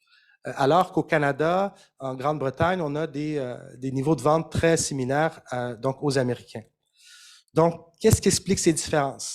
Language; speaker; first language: French; native; French